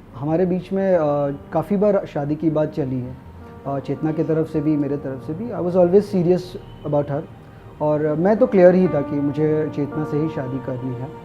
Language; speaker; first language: Hindi; non-native, local second language; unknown